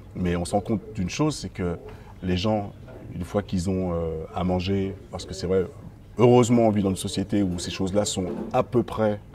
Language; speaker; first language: French; native; French